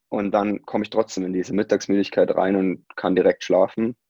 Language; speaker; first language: German; native; German